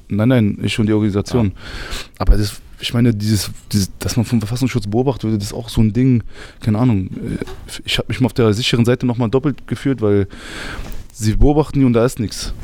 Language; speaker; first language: German; early bilingual, other home language; Arabic